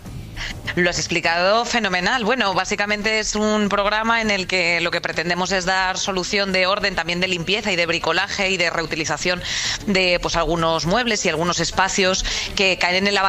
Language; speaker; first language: Spanish; native; Spanish